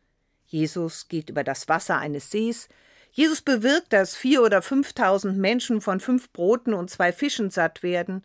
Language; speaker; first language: German; native; German